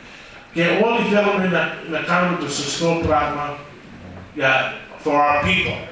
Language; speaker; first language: Greek; early bilingual, heritage; Greek